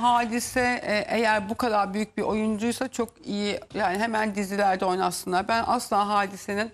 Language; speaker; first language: Turkish; native; Turkish